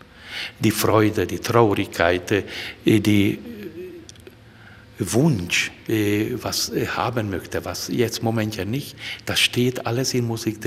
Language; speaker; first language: German; non-native, fluent; Hungarian